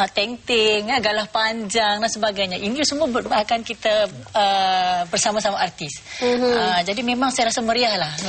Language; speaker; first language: Malay; native; Malay